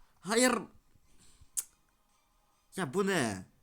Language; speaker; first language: Turkish; non-native, learner; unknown